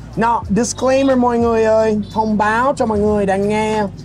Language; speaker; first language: Vietnamese; non-native, fluent; English